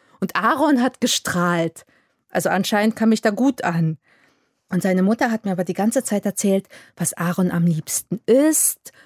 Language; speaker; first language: German; early bilingual, other home language; Polish